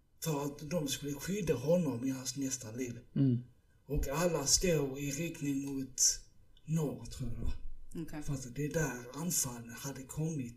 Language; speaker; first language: Swedish; early bilingual, other home language; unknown